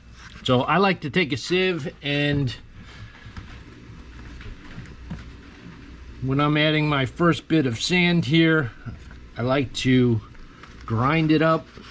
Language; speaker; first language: English; native; English